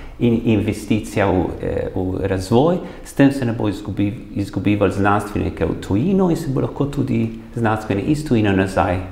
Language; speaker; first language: Slovenian; early bilingual, heritage; Slovenian